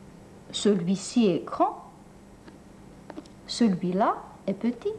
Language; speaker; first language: French; non-native, fluent; Russian